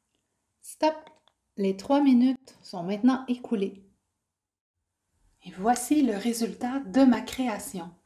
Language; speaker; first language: French; native; French